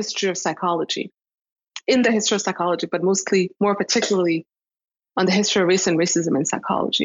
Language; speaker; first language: English; non-native, local second language; Kinyarwanda